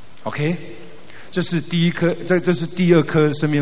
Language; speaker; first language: Chinese; native; Chinese